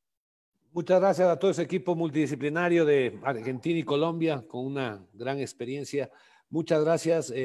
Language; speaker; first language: Spanish; native; Spanish